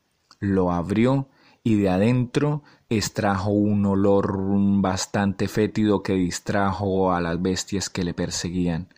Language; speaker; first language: Spanish; native; Spanish